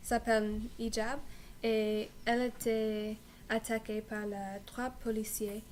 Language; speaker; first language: French; non-native, learner; English